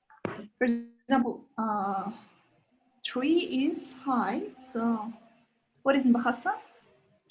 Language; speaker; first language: English; non-native, learner; Turkish